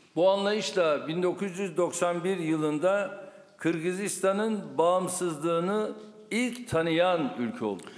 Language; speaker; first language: Turkish; native; Turkish